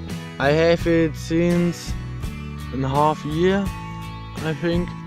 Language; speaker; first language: English; non-native, fluent; German